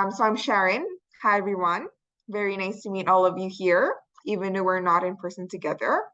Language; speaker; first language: English; non-native, fluent; Indonesian